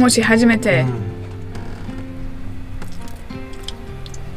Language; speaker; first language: Japanese; non-native, learner; English